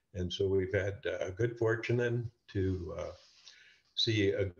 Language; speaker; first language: English; native; English